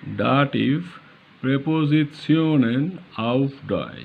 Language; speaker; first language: German; non-native, learner; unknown